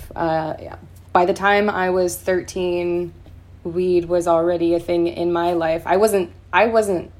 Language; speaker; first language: English; native; English